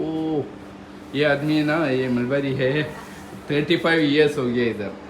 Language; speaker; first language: Hindi; non-native, local second language; Malayalam